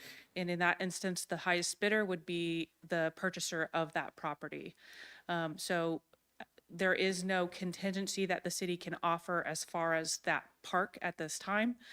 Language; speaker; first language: English; native; English